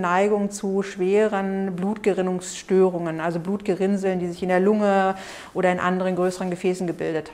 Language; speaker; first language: German; native; German